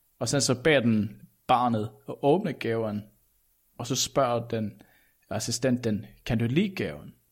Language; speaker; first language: Danish; native; Danish